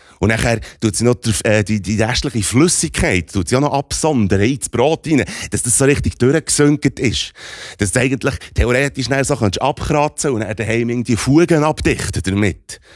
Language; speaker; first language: German; native; German